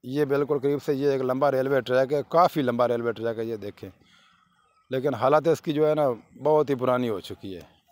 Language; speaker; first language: Urdu; non-native, local second language; Punjabi